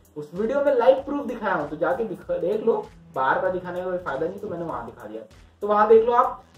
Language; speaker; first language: Hindi; native; Hindi